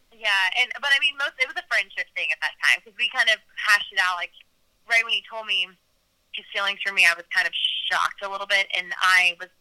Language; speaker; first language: English; native; English